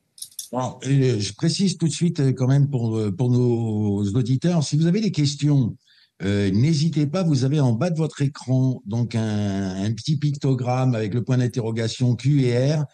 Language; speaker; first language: French; native; French